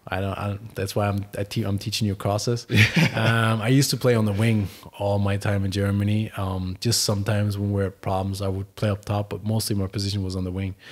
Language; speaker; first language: English; non-native, fluent; German